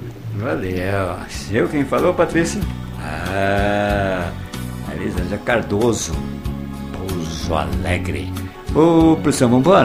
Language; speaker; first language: Portuguese; native; Portuguese